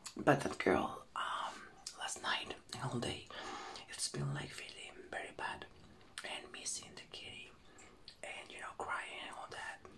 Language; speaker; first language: English; non-native, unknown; Spanish